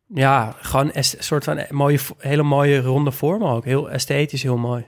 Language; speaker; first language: Dutch; native; Dutch